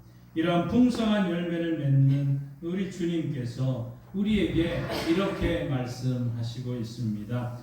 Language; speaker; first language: Korean; native; Korean